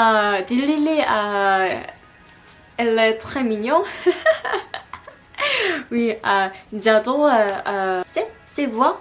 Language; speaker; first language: French; non-native, learner; Korean